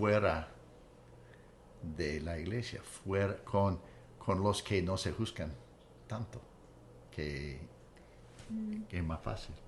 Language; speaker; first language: Spanish; non-native, fluent; English